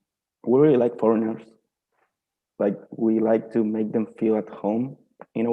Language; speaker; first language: English; non-native, fluent; Spanish